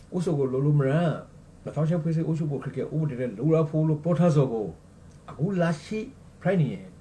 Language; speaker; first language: Burmese; native; Burmese